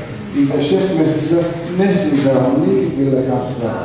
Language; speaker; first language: Bulgarian; non-native, learner; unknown